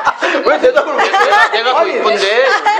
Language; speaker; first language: Korean; native; Korean